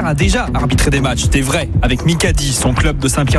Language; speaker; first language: French; native; French